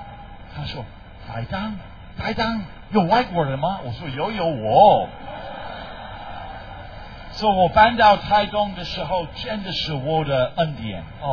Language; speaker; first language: Chinese; non-native, fluent; English